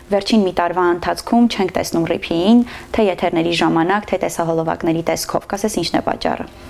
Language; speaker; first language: Armenian; native; Armenian